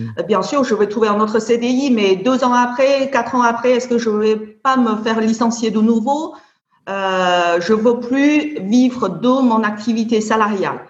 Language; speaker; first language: French; non-native, fluent; Chinese